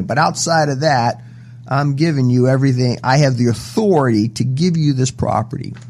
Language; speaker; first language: English; native; English